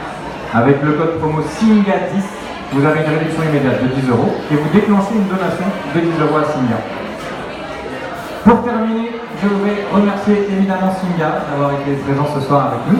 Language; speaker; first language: French; native; French